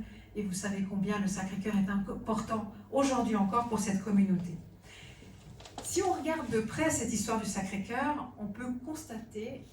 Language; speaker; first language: French; native; French